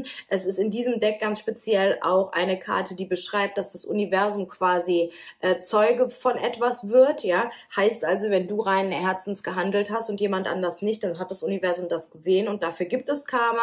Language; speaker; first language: German; native; German